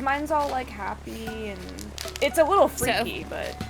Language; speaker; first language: English; native; English